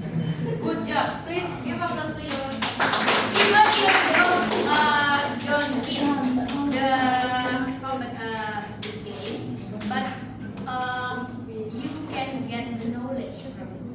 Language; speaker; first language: English; non-native, fluent; Indonesian